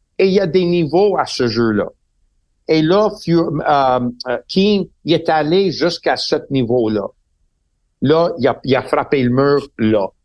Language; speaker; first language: French; non-native, local second language; English